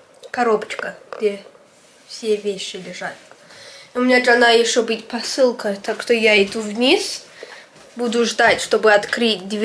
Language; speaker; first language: Russian; early bilingual, heritage; Russian